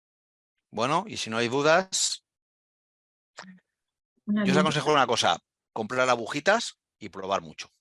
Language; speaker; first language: Spanish; native; Spanish